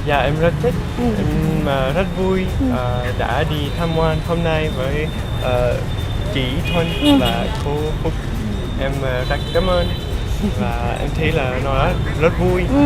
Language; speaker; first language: Vietnamese; non-native, learner; English